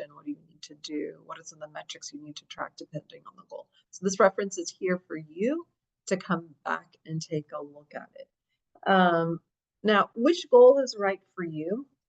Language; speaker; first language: English; native; English